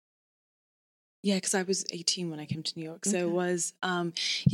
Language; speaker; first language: English; native; English